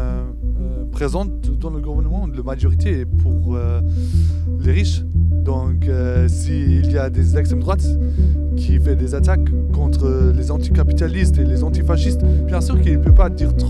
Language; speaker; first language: French; non-native, fluent; Turkish